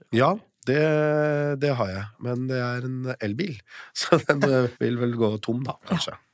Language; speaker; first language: Norwegian; early bilingual, other home language; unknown